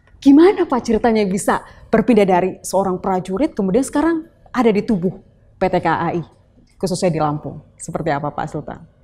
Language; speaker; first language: Indonesian; native; Indonesian